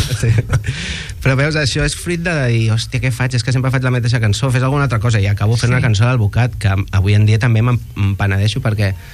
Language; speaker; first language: Catalan; non-native, local second language; Spanish